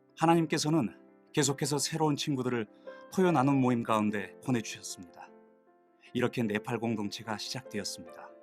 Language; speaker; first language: Korean; non-native, fluent; Nepali